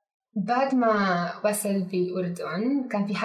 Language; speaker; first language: Arabic; non-native, learner; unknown